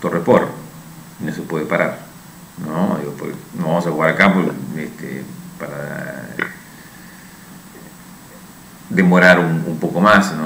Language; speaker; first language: Spanish; native; Spanish